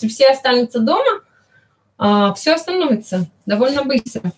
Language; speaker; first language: Russian; early bilingual, heritage; Italian